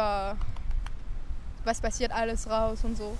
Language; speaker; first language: German; non-native, learner; French